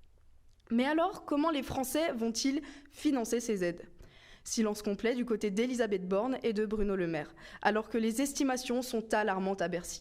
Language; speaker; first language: French; native; French